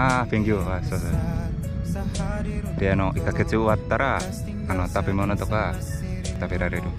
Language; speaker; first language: Japanese; non-native, fluent; Indonesian